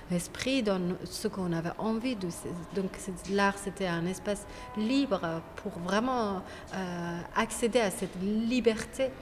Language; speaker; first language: French; non-native, fluent; Persian